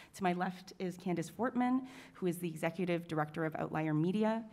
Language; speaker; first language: English; native; English